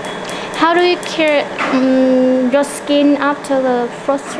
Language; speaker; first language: English; non-native, learner; Vietnamese